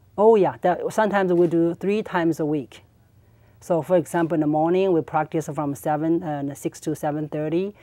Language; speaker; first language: English; non-native, learner; Chinese